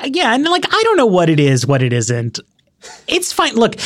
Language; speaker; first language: English; native; English